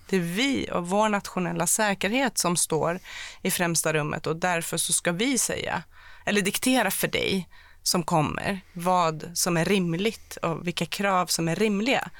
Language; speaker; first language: Swedish; early bilingual, other home language; Persian